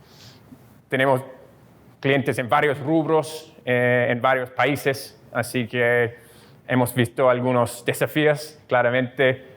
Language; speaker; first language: Spanish; non-native, fluent; English